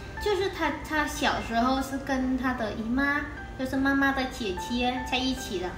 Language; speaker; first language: Chinese; non-native, fluent; Vietnamese